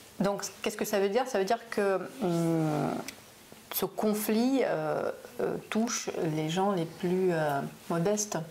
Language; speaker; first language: French; non-native, fluent; Russian